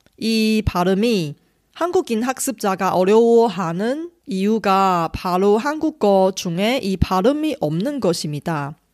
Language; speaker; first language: Korean; non-native, fluent; Chinese